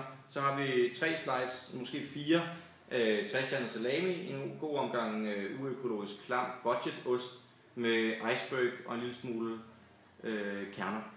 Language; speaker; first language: Danish; native; Danish